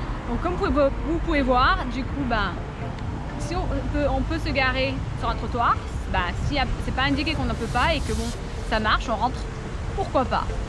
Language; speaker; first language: French; native; French